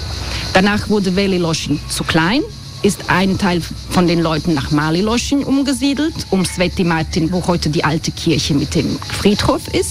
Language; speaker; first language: German; non-native, fluent; Croatian